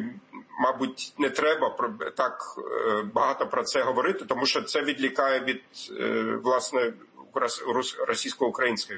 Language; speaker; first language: Ukrainian; non-native, fluent; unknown